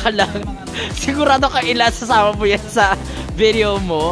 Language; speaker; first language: Filipino; native; Filipino